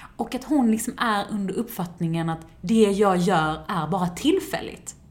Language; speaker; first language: Swedish; early bilingual, other home language; Persian